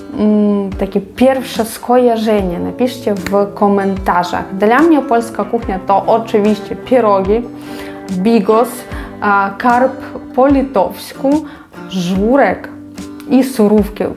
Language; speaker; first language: Polish; non-native, fluent; Ukrainian